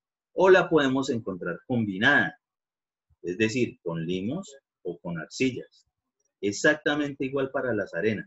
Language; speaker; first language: Spanish; native; Spanish